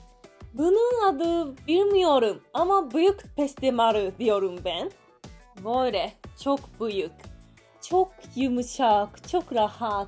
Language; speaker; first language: Turkish; non-native, learner; Japanese